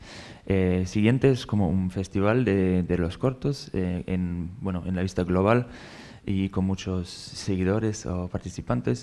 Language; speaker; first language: Spanish; non-native, fluent; German